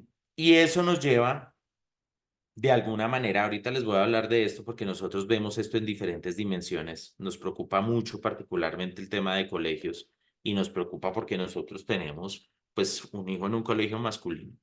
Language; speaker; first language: Spanish; native; Spanish